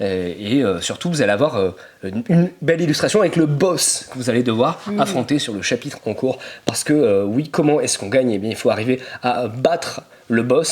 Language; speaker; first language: French; native; French